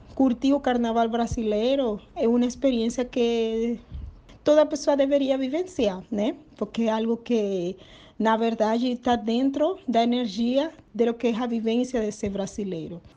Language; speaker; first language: Portuguese; non-native, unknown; Spanish